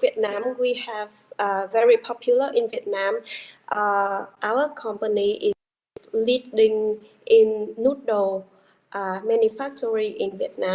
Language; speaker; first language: English; non-native, learner; Vietnamese